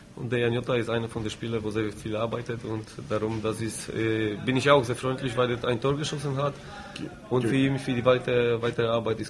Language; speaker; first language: German; non-native, fluent; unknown